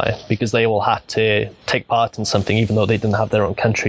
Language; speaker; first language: English; native; English